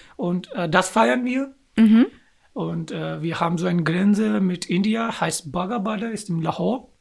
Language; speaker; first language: German; non-native, learner; Urdu